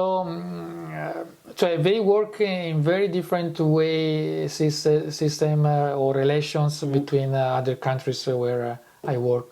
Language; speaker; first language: English; non-native, fluent; Italian